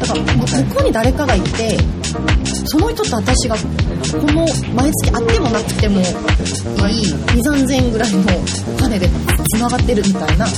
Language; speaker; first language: Japanese; non-native, fluent; Korean